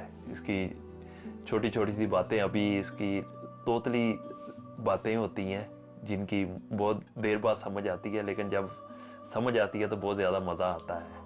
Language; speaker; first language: Hindi; non-native, local second language; Punjabi